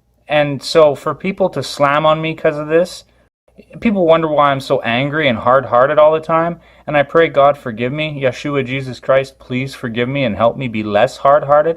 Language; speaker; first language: English; native; English